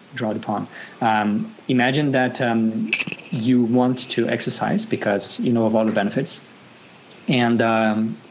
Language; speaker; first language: English; non-native, fluent; Portuguese